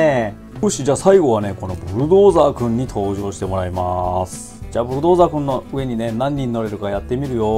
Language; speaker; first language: Japanese; native; Japanese